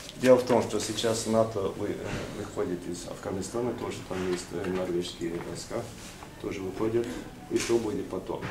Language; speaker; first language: Russian; non-native, fluent; Norwegian